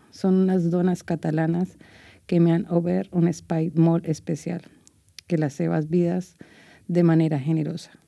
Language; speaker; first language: Catalan; non-native, learner; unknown